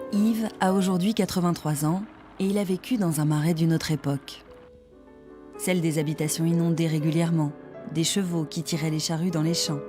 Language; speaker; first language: French; native; French